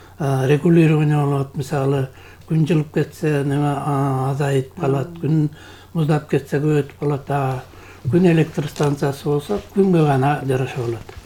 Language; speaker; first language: Kyrgyz; native; Kyrgyz